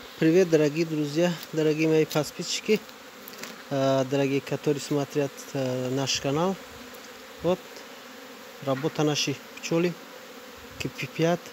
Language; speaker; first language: Russian; non-native, learner; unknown